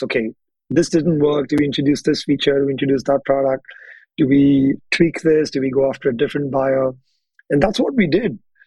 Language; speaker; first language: English; non-native, local second language; Telugu